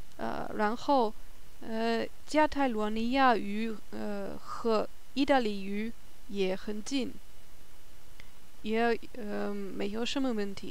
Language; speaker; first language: Chinese; non-native, learner; German